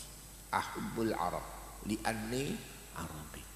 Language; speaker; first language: Arabic; non-native, fluent; Javanese